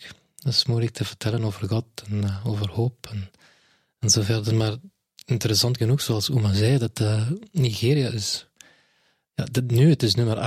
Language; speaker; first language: Dutch; non-native, fluent; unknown